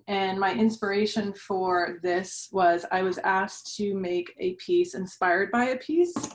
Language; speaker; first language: English; native; English